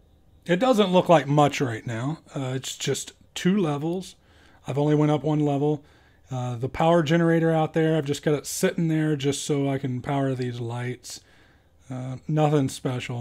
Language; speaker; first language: English; native; English